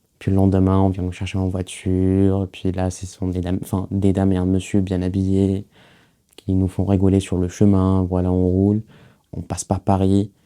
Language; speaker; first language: French; early bilingual, other home language; Arabic